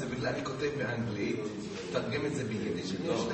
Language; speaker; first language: Hebrew; non-native, fluent; English